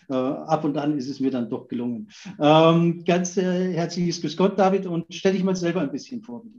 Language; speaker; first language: German; native; German